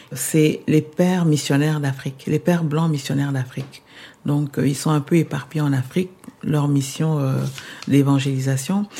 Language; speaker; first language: French; non-native, local second language; Lingala